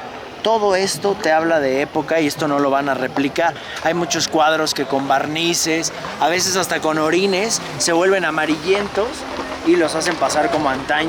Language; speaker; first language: Spanish; native; Spanish